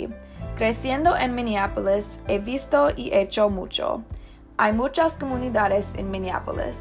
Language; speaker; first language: Spanish; non-native, learner; English